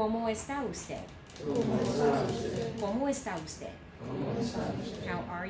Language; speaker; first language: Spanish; non-native, fluent; English